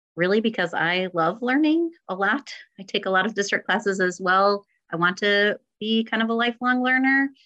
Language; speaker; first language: English; native; English